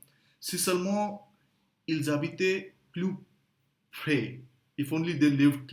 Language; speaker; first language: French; non-native, fluent; Hindi